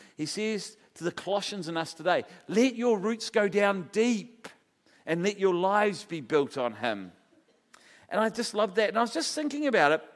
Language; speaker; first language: English; native; English